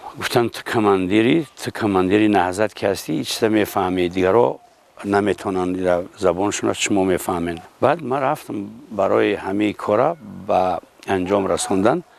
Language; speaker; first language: Tajik; native; Tajik